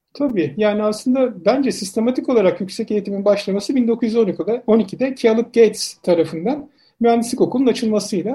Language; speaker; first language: Turkish; native; Turkish